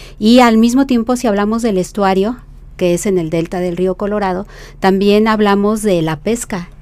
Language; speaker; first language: Spanish; native; Spanish